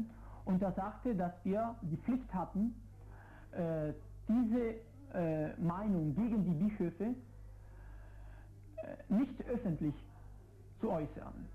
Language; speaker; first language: German; non-native, fluent; Italian